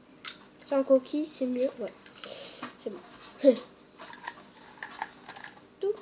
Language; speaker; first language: French; native; French